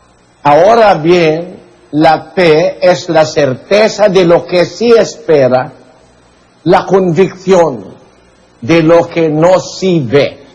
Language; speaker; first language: Spanish; non-native, learner; Filipino